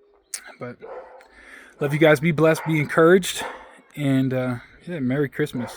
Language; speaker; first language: English; native; English